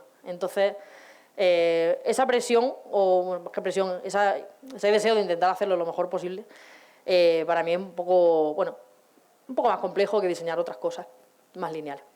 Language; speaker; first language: Spanish; native; Spanish